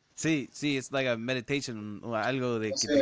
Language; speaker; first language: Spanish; early bilingual, heritage; Spanish